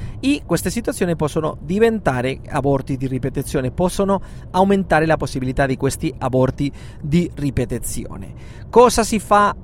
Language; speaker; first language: Italian; non-native, fluent; Spanish